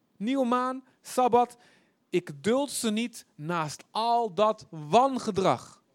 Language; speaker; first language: Dutch; native; Dutch